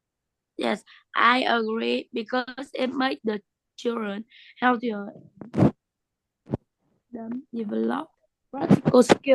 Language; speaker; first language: English; non-native, learner; Vietnamese